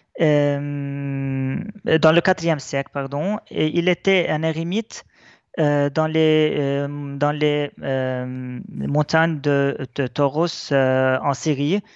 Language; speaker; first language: French; non-native, local second language; Arabic